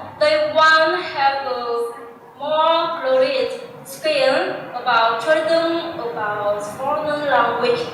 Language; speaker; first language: English; non-native, learner; Vietnamese